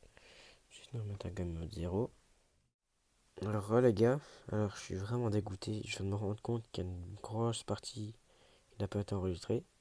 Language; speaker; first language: French; native; French